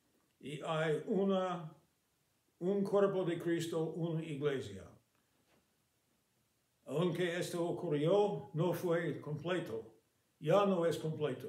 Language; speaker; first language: Spanish; non-native, fluent; English